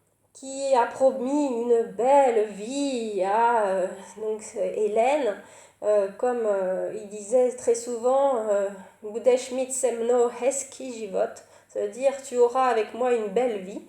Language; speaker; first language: French; native; French